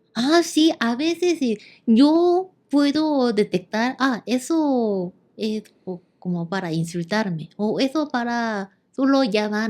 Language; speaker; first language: Spanish; non-native, learner; Korean